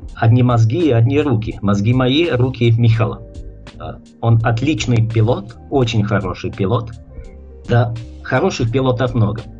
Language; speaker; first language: Russian; non-native, fluent; Czech